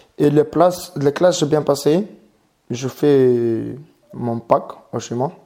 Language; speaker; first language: French; non-native, learner; Mongolian